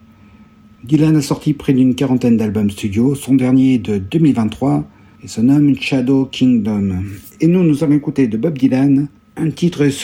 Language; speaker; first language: French; native; French